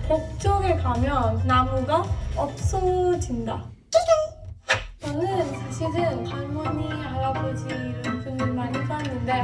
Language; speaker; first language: Korean; non-native, learner; Hindi